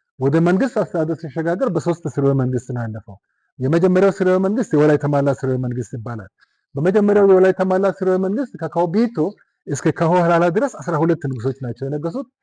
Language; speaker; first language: Amharic; non-native, local second language; Wolaytta